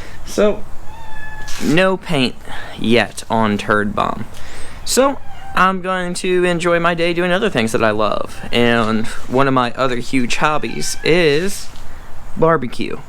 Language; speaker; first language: English; native; English